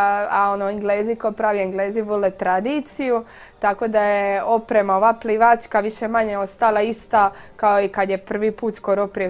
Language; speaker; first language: Croatian; native; Croatian